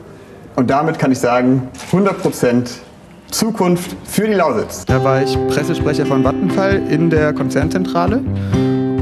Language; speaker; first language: German; native; German